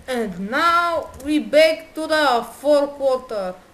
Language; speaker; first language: English; non-native, learner; Bulgarian